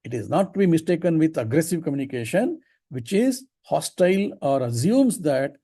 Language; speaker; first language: English; non-native, local second language; Kannada